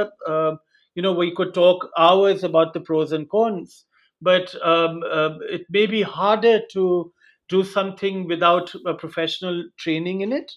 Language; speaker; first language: English; non-native, local second language; Hindi